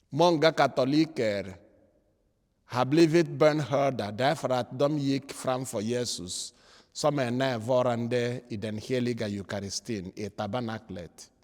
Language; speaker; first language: Swedish; non-native, fluent; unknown